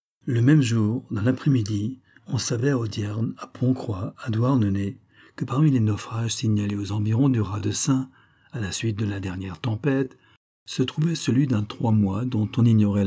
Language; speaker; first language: French; native; French